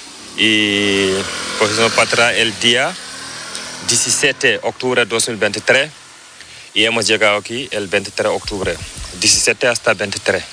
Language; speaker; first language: Spanish; non-native, learner; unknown